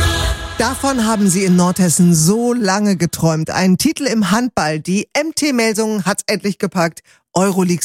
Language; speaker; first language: German; native; German